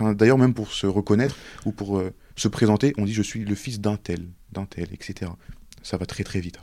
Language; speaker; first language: French; native; French